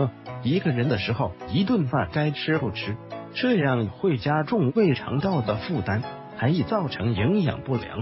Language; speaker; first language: Chinese; native; Chinese